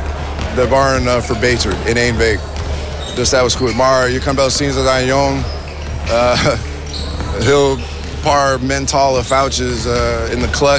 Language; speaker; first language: Dutch; non-native, learner; English